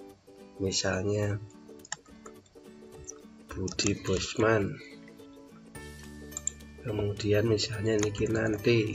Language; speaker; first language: Indonesian; native; Indonesian